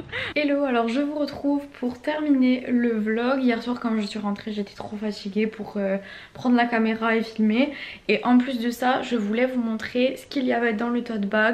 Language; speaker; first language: French; native; French